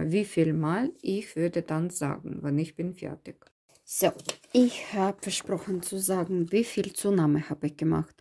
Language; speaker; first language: German; non-native, fluent; Russian